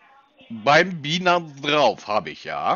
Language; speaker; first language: German; native; German